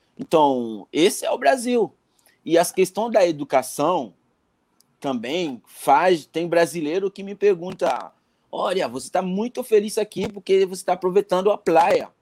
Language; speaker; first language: Portuguese; non-native, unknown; Haitian Creole